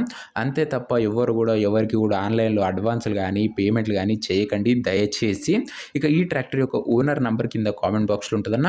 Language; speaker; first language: Telugu; native; Telugu